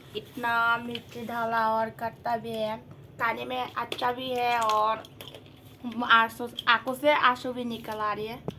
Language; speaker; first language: Hindi; non-native, local second language; Santali